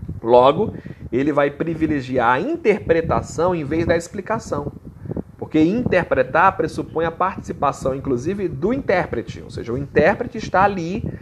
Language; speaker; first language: Portuguese; native; Portuguese